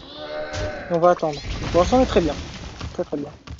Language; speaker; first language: French; native; French